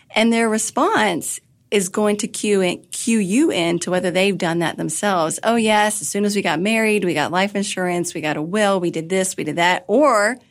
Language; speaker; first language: English; native; English